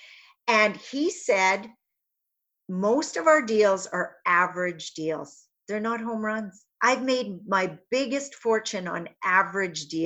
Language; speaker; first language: English; native; English